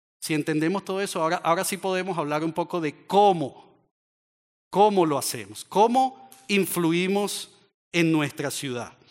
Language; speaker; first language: Spanish; native; Spanish